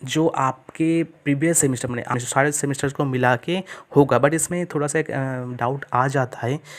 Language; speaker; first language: Hindi; non-native, local second language; Bangla